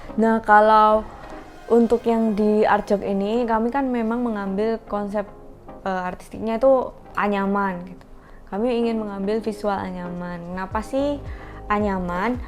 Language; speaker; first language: Indonesian; native; Indonesian